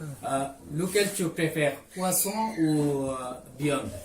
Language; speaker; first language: French; non-native, learner; Bangla